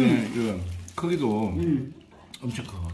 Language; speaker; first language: Korean; native; Korean